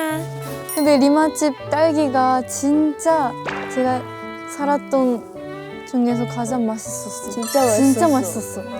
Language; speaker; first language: Korean; non-native, fluent; Japanese